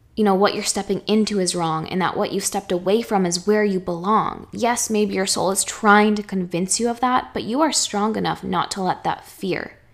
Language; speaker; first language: English; native; English